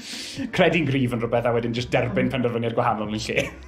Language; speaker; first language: Welsh; native; Welsh